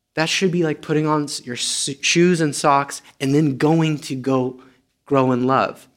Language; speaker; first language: English; non-native, fluent; Romanian